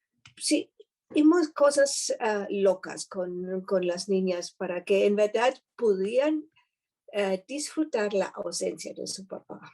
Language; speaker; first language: Spanish; non-native, fluent; German